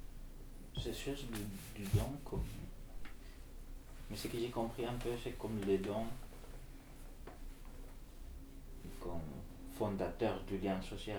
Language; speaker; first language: French; non-native, fluent; Spanish